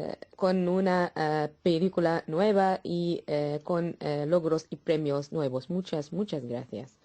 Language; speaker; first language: Spanish; non-native, fluent; Arabic